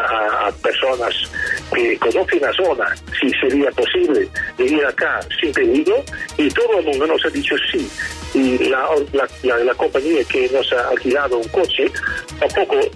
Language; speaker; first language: Spanish; non-native, learner; Dutch